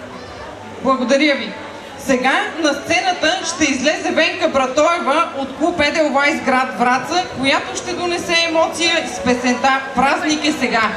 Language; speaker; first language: Bulgarian; native; Bulgarian